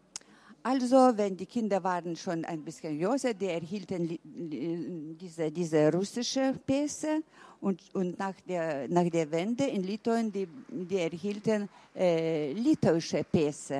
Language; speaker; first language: German; early bilingual, heritage; German